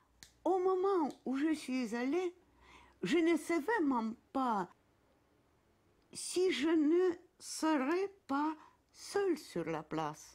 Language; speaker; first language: French; non-native, fluent; Russian